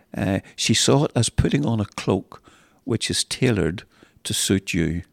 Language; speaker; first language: English; native; English